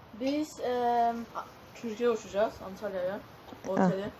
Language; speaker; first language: Turkish; early bilingual, heritage; Turkish